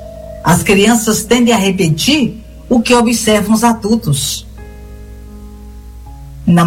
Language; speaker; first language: Portuguese; native; Portuguese